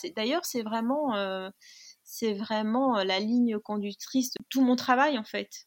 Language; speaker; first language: French; non-native, local second language; Arabic